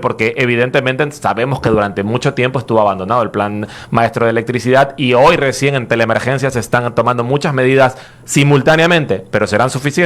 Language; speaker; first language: Spanish; native; Spanish